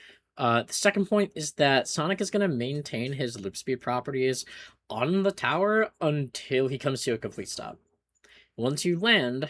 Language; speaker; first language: English; native; English